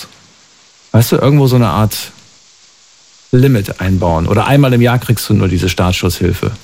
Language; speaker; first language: German; native; German